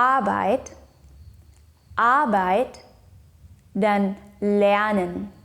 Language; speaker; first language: German; non-native, fluent; Indonesian